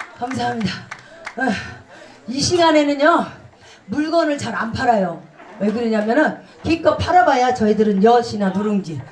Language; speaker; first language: Korean; native; Korean